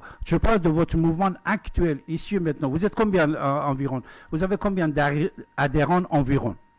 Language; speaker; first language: French; non-native, fluent; Persian